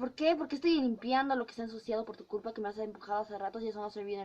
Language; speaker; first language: Spanish; native; Spanish